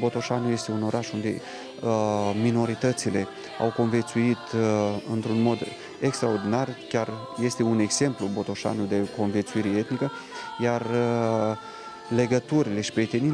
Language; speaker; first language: Romanian; non-native, local second language; Russian